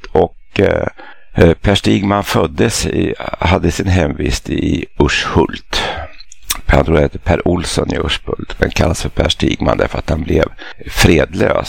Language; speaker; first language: Swedish; native; Swedish